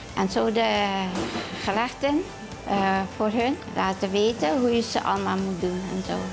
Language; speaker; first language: Dutch; non-native, fluent; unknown